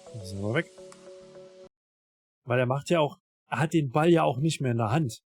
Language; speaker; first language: German; native; German